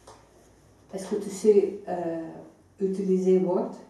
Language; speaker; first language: French; non-native, fluent; Dutch